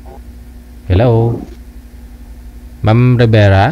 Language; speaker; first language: Filipino; native; Filipino